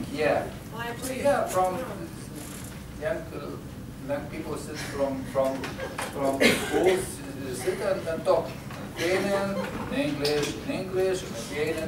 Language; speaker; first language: English; non-native, learner; Lithuanian